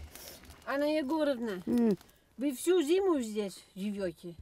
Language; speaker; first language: Russian; non-native, fluent; Dutch